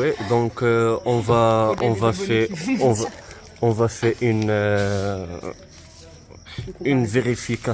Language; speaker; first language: French; non-native, learner; Arabic